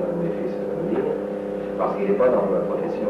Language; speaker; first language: French; native; French